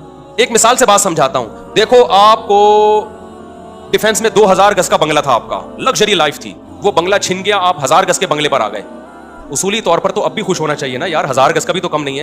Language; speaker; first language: Urdu; native; Urdu